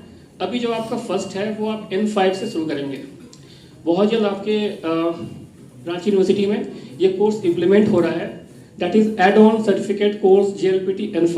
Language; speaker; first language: Hindi; native; Hindi